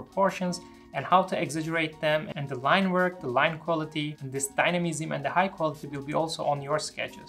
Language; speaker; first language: English; non-native, fluent; Turkish